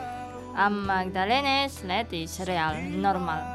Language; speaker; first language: Catalan; non-native, learner; Indonesian